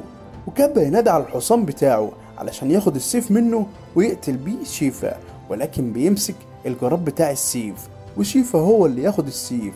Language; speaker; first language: Arabic; native; Arabic